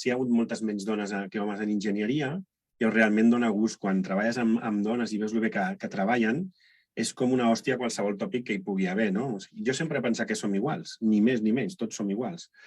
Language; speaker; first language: Catalan; native; Catalan